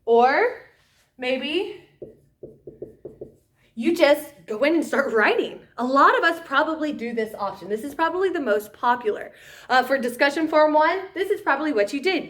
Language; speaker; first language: English; native; English